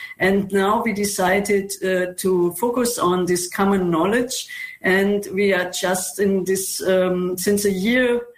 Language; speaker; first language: English; non-native, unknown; German